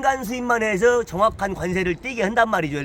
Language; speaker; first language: Korean; native; Korean